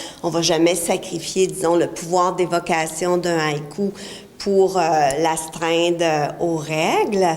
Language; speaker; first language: French; native; French